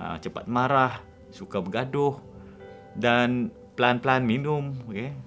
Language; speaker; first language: Malay; non-native, local second language; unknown